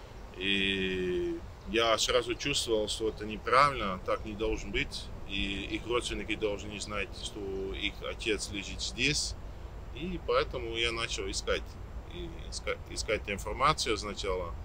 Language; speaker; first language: Russian; non-native, fluent; Dutch